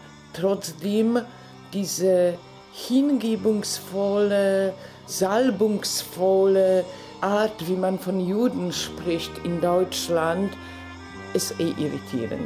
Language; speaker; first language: German; non-native, fluent; Polish